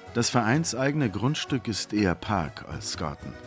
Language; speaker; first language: German; native; German